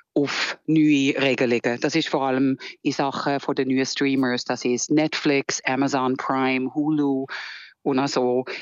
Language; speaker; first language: German; native; German